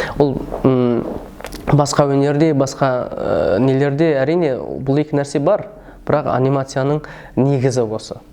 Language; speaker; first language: Kazakh; early bilingual, heritage; Kazakh